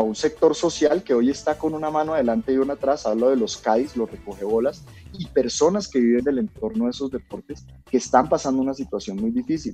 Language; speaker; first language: Spanish; native; Spanish